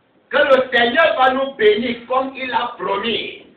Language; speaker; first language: French; non-native, local second language; English